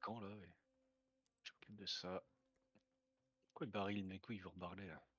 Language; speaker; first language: French; native; French